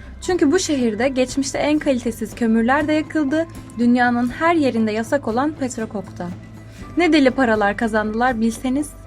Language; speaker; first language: Turkish; native; Turkish